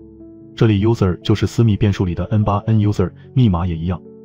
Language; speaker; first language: Chinese; native; Chinese